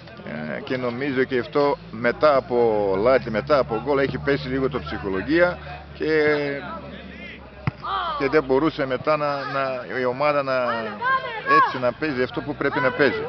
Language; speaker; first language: Greek; non-native, learner; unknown